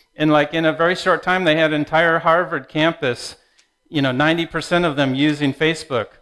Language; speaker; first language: English; native; English